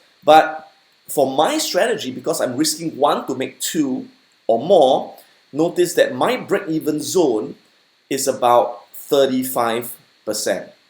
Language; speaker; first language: English; native; English